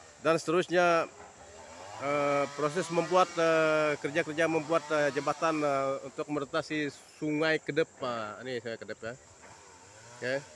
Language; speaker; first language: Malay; non-native, local second language; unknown